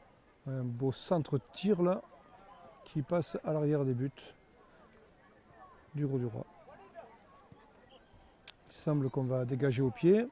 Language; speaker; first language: French; native; French